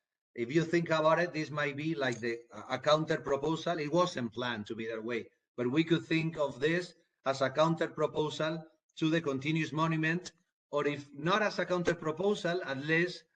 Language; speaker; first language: English; non-native, fluent; Spanish